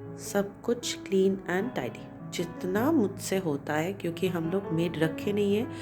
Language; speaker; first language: Hindi; non-native, local second language; Bangla